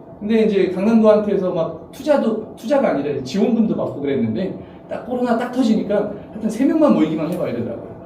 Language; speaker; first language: Korean; native; Korean